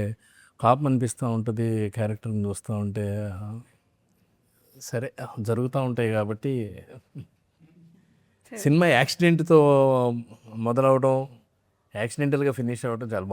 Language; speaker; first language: Telugu; native; Telugu